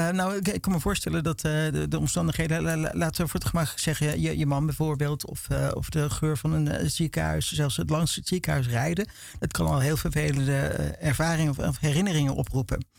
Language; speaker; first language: Dutch; native; Dutch